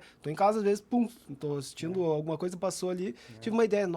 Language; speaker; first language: Portuguese; native; Portuguese